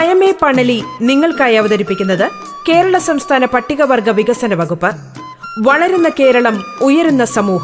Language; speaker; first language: Malayalam; native; Malayalam